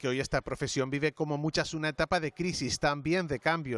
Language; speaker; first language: Spanish; native; Spanish